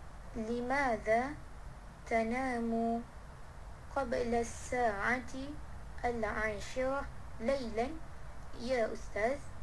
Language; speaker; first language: Arabic; non-native, learner; Malay